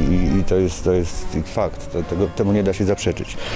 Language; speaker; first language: Polish; native; Polish